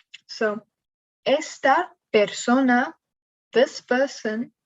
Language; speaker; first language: Spanish; non-native, learner; English